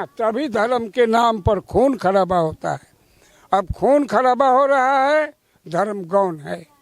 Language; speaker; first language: Hindi; native; Hindi